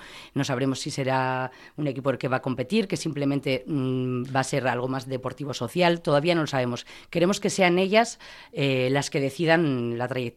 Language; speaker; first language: Spanish; native; Spanish